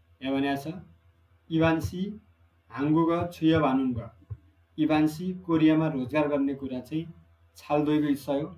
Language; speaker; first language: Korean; non-native, fluent; Nepali